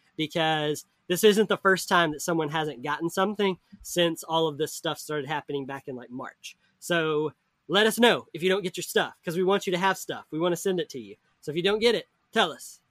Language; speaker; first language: English; native; English